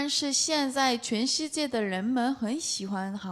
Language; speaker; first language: Chinese; non-native, fluent; Korean